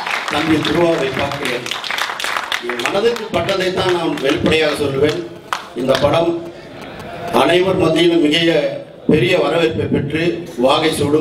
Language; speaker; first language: Tamil; native; Tamil